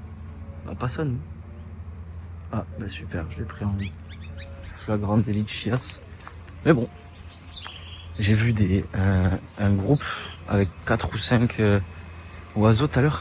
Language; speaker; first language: French; native; French